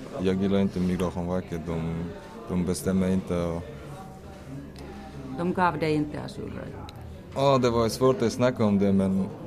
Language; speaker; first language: Swedish; non-native, fluent; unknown